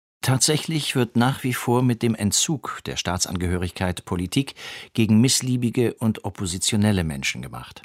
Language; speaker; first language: German; native; German